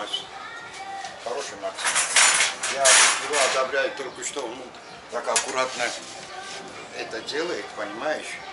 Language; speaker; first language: Russian; non-native, local second language; Azerbaijani